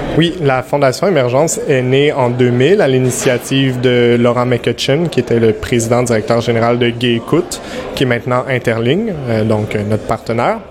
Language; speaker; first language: French; native; French